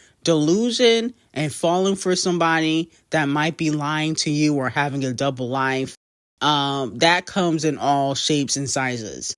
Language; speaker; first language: English; native; English